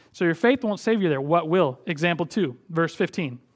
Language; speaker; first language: English; native; English